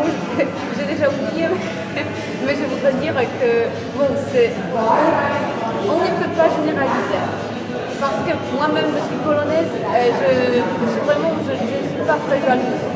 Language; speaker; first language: French; non-native, fluent; Polish